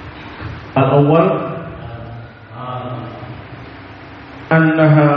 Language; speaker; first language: Arabic; non-native, fluent; Indonesian